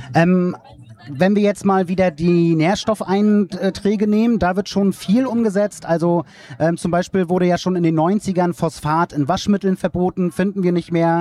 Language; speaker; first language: German; native; German